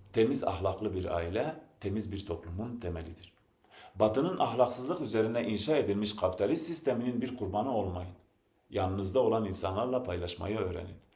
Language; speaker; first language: Turkish; non-native, local second language; Zaza